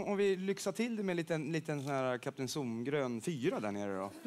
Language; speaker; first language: Swedish; native; Swedish